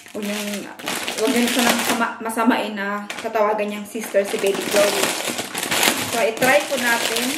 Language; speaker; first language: Filipino; non-native, local second language; Cebuano